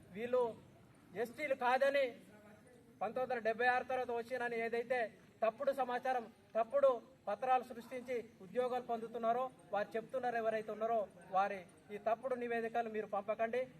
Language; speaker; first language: Telugu; non-native, local second language; Gondi